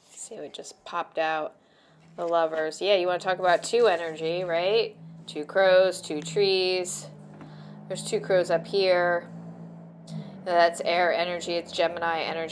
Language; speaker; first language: English; native; English